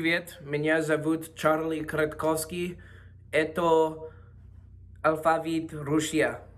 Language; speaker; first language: Russian; non-native, learner; English